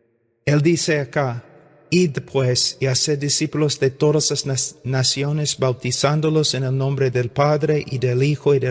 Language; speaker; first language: Spanish; non-native, fluent; English